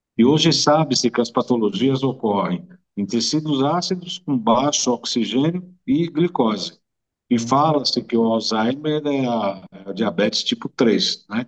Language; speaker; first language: Portuguese; native; Portuguese